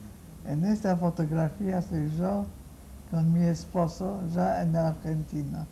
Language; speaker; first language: Spanish; non-native, fluent; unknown